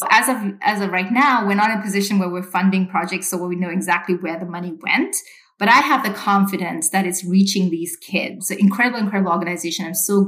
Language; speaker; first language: English; non-native, local second language; Sinhala